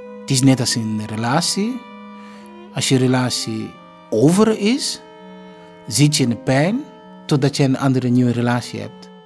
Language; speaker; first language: Dutch; non-native, fluent; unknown